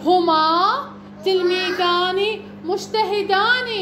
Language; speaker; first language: Arabic; native; Arabic